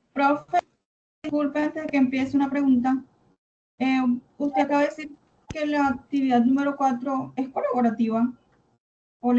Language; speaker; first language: Spanish; native; Spanish